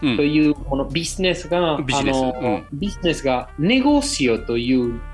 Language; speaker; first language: Japanese; non-native, learner; Spanish